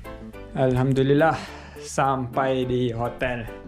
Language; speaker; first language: Indonesian; early bilingual, heritage; German